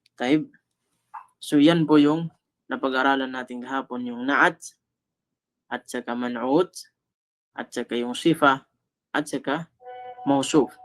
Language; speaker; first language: Filipino; non-native, local second language; Cebuano